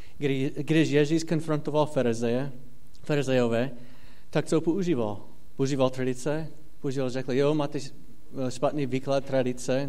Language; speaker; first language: Czech; non-native, fluent; English